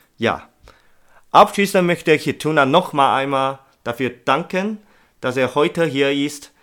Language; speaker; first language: German; non-native, learner; Chinese